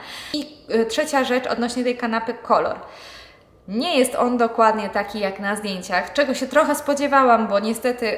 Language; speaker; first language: Polish; native; Polish